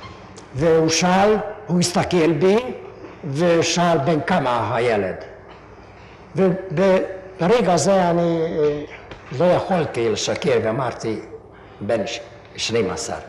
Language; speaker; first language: Hebrew; non-native, fluent; Hungarian